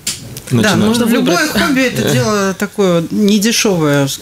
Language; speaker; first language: Russian; native; Russian